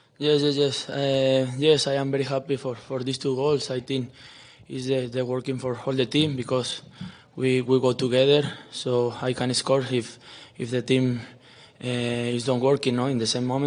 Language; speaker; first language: English; non-native, learner; Spanish